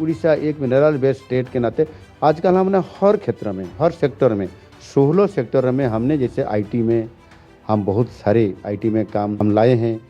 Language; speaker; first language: Hindi; non-native, local second language; Odia